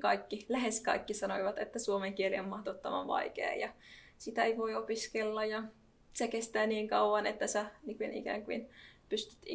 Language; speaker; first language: Finnish; non-native, fluent; Arabic